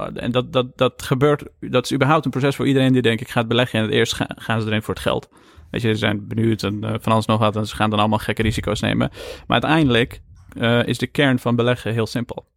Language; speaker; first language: Dutch; early bilingual, other home language; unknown